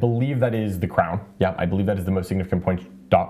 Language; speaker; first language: English; native; English